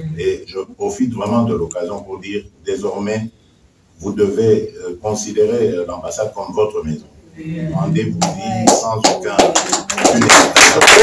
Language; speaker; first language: French; non-native, local second language; Luba-Lulua